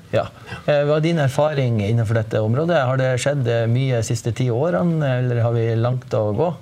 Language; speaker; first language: Norwegian; native; Norwegian